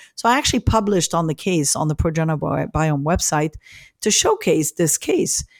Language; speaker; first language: English; early bilingual, other home language; French